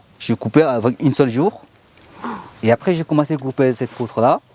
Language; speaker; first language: French; non-native, learner; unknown